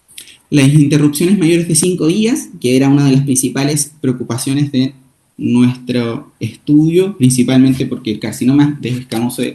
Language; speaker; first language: Spanish; native; Spanish